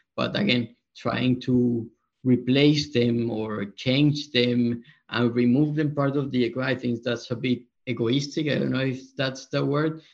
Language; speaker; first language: English; non-native, fluent; Spanish